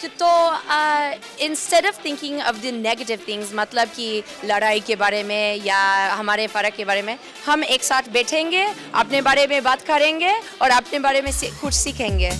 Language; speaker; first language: Hindi; non-native, fluent; English